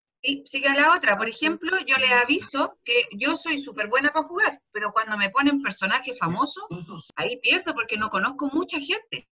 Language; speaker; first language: Spanish; native; Spanish